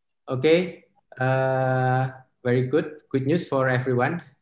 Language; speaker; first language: English; non-native, fluent; Indonesian